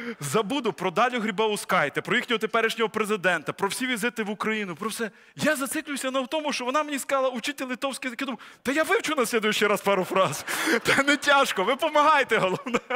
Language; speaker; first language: Ukrainian; native; Ukrainian